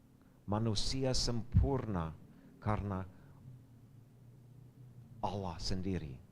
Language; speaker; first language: Indonesian; non-native, fluent; English